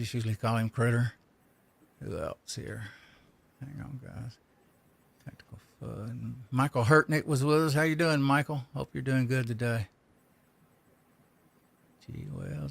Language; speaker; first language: English; native; English